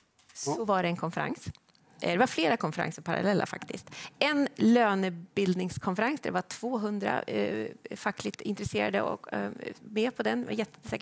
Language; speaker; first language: Swedish; native; Swedish